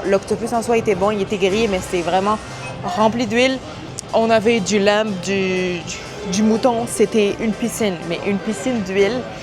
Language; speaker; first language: French; non-native, local second language; Arabic